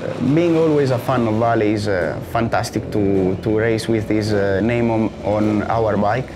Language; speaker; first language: English; non-native, fluent; Italian